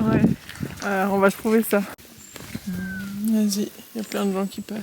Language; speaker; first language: French; native; French